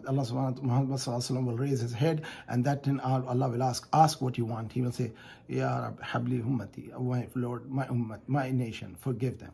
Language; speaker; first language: English; non-native, fluent; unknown